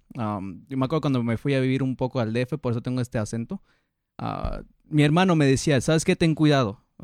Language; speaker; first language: Spanish; native; Spanish